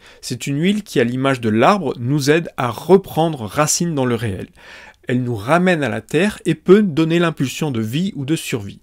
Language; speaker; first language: French; native; French